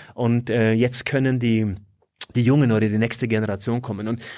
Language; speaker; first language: German; non-native, fluent; Norwegian